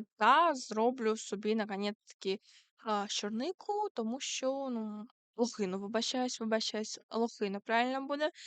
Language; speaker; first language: Ukrainian; non-native, local second language; Russian